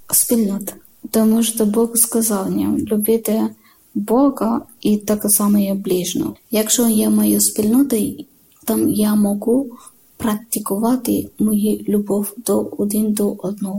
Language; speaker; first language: Ukrainian; non-native, learner; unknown